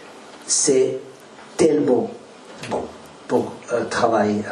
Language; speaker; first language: French; non-native, learner; Spanish